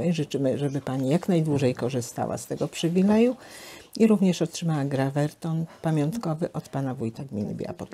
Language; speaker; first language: Polish; native; Polish